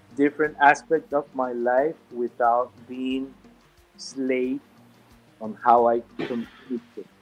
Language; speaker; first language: English; non-native, fluent; Spanish